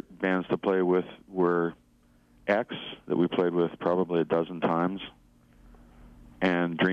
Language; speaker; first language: English; native; English